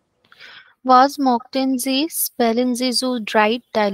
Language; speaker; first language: German; non-native, learner; Hindi